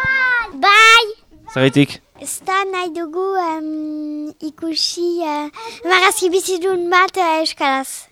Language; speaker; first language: Basque; non-native, local second language; French